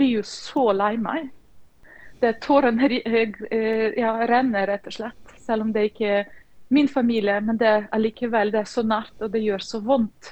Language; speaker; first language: Norwegian; non-native, fluent; Ukrainian